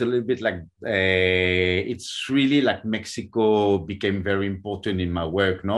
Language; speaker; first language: English; non-native, fluent; French